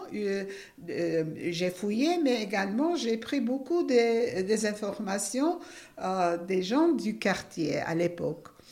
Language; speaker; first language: French; non-native, fluent; Turkish